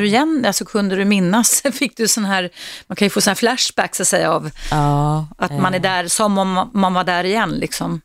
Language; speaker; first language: Swedish; native; Swedish